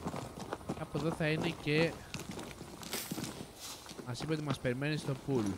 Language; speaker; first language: Greek; native; Greek